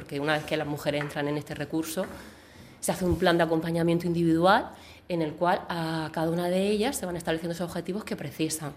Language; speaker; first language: Spanish; native; Spanish